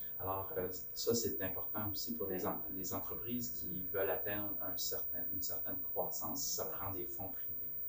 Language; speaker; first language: French; native; French